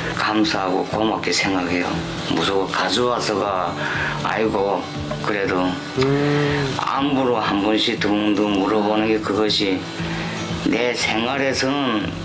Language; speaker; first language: Korean; native; Korean